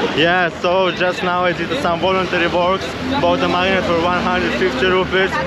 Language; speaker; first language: English; non-native, fluent; Russian